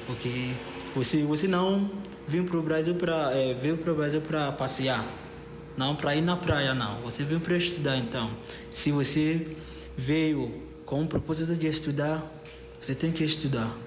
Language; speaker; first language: Portuguese; non-native, fluent; Akan